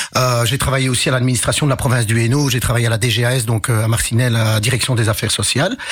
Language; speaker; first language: French; early bilingual, other home language; Arabic